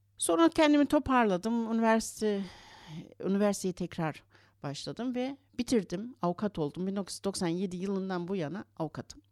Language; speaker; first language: Turkish; early bilingual, heritage; Turkish